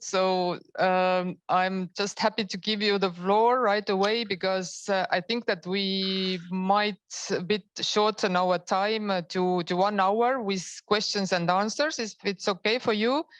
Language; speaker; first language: English; non-native, fluent; Estonian